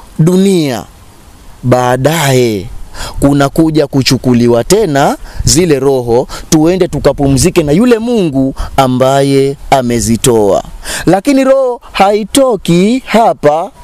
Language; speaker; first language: Swahili; native; Swahili